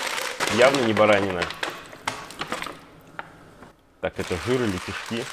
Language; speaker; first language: Russian; native; Russian